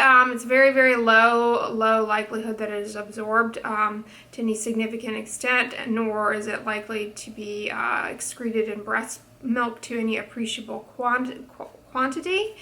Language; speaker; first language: English; native; English